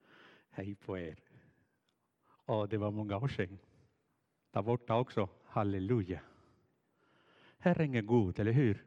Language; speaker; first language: Swedish; non-native, fluent; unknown